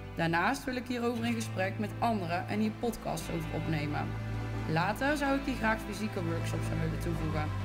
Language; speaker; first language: Dutch; native; Dutch